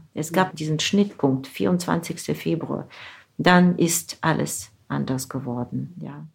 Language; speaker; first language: German; non-native, fluent; Ukrainian